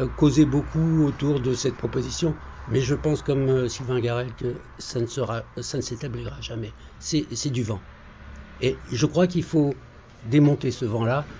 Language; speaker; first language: French; native; French